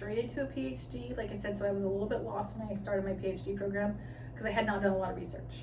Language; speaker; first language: English; native; English